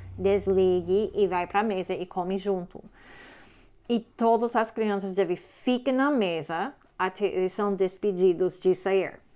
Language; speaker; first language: Portuguese; non-native, learner; English